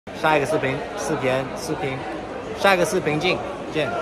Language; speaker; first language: Chinese; early bilingual, heritage; English